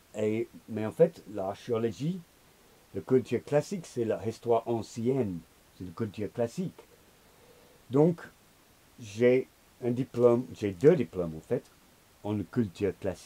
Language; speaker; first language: French; non-native, learner; English